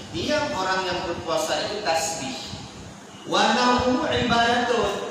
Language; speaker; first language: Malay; non-native, local second language; Achinese